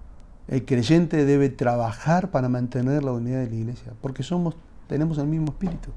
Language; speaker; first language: Spanish; native; Spanish